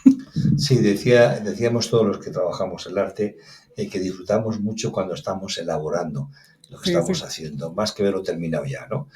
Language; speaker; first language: Spanish; native; Spanish